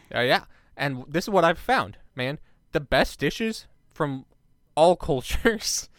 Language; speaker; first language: English; native; English